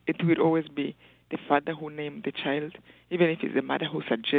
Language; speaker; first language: English; non-native, local second language; Kinyarwanda